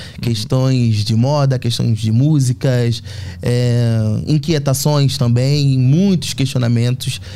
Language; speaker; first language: Portuguese; native; Portuguese